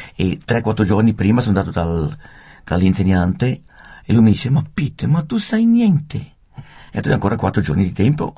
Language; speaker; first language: Italian; non-native, fluent; Swiss German